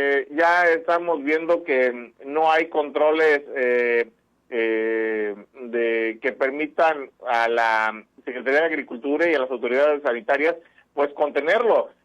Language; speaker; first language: Spanish; native; Spanish